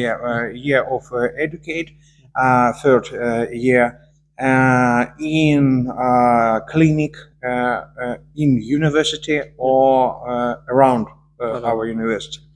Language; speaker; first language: English; non-native, learner; Russian